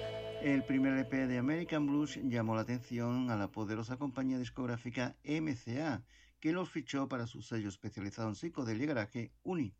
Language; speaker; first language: Spanish; native; Spanish